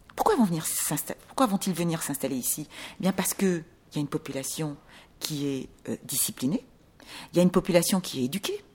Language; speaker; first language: French; native; French